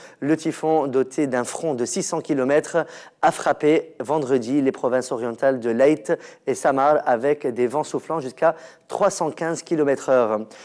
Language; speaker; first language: French; non-native, local second language; Arabic